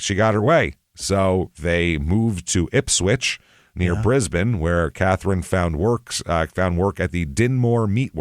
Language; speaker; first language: English; native; English